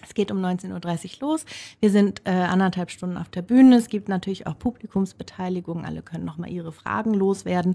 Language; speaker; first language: German; native; German